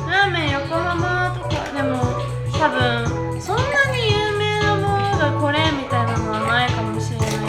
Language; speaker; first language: Japanese; native; Japanese